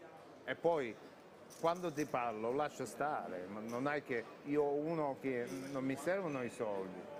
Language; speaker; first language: Italian; non-native, learner; Russian